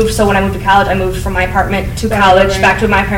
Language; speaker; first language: English; native; English